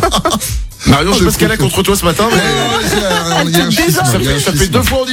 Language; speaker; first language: French; native; French